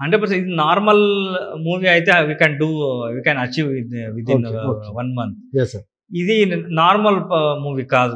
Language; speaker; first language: Telugu; non-native, learner; Kannada